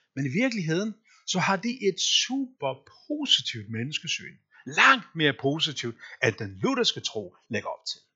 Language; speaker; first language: Danish; non-native, local second language; Faroese